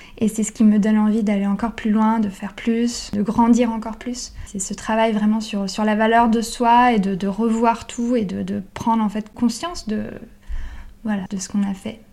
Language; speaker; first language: French; non-native, fluent; Italian